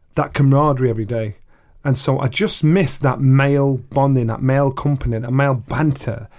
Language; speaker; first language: English; native; English